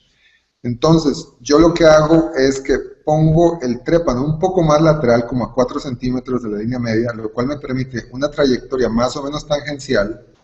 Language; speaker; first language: Spanish; native; Spanish